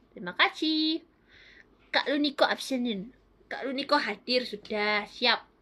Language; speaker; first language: Indonesian; native; Indonesian